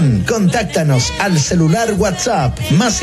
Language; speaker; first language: Spanish; native; Spanish